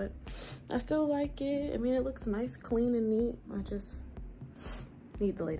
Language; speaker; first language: English; native; English